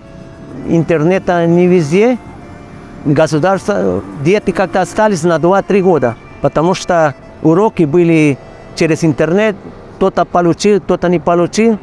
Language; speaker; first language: Russian; non-native, fluent; Spanish